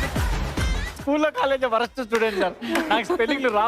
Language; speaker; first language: Telugu; native; Telugu